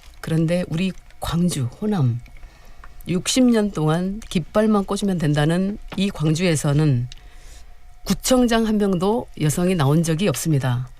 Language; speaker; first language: Korean; native; Korean